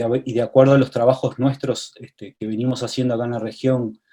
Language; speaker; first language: Spanish; native; Spanish